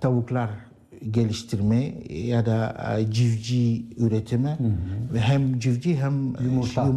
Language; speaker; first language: Turkish; non-native, learner; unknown